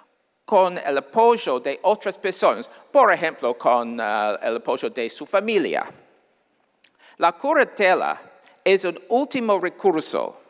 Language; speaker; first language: Spanish; non-native, fluent; English